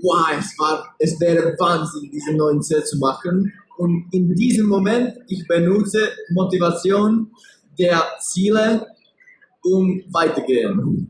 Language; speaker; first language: German; non-native, learner; Czech